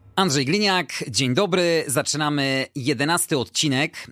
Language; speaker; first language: Polish; native; Polish